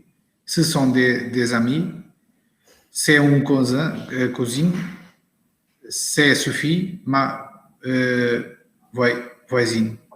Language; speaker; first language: French; non-native, learner; Portuguese